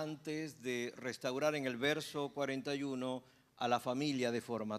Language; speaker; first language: Spanish; native; Spanish